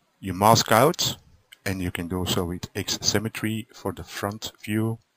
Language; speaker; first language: English; non-native, fluent; Dutch